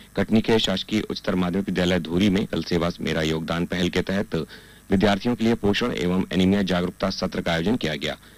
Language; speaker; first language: Hindi; native; Hindi